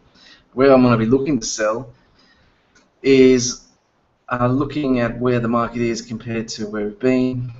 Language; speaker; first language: English; native; English